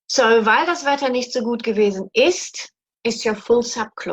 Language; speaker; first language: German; non-native, fluent; English